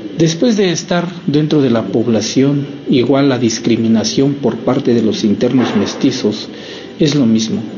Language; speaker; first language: Spanish; non-native, local second language; Tzotzil